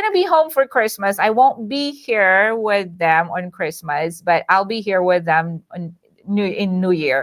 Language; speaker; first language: English; non-native, local second language; Iloko